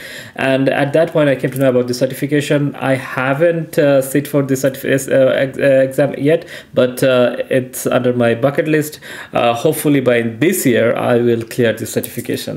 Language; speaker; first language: English; non-native, local second language; Bangla